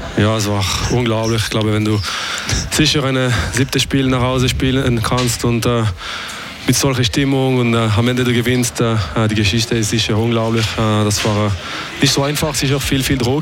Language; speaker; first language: German; non-native, local second language; French